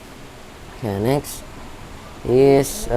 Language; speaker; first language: English; non-native, learner; Indonesian